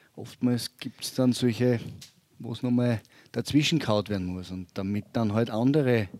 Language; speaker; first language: German; native; German